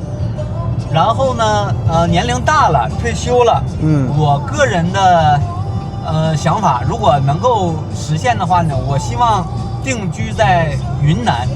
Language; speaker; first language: Chinese; native; Chinese